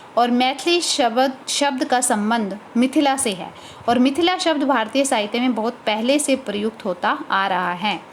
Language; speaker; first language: Hindi; native; Hindi